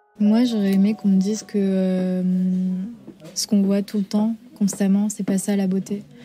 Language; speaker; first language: French; native; French